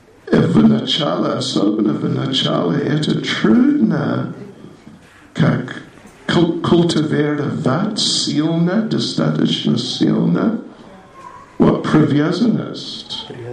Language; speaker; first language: Russian; non-native, learner; English